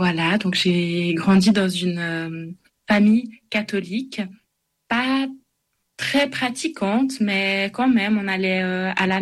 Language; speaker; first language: French; native; French